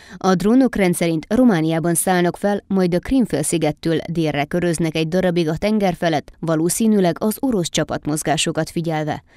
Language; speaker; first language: Hungarian; native; Hungarian